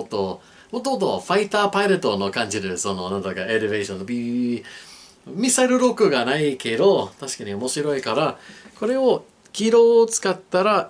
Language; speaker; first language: Japanese; non-native, learner; English